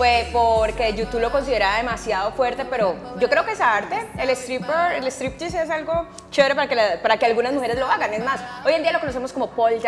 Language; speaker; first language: Spanish; native; Spanish